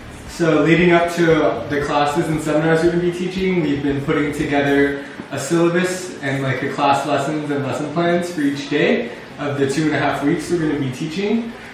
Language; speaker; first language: English; native; English